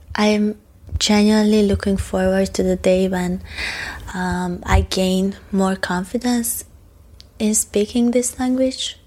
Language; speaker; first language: English; non-native, fluent; Hungarian